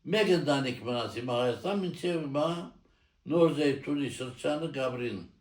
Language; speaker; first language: Armenian; native; Armenian